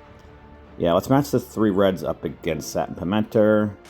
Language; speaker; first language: English; native; English